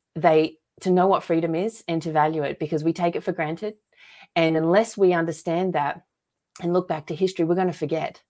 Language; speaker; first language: English; native; English